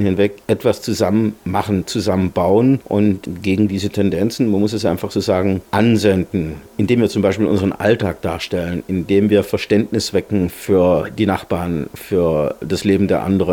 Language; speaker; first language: German; native; German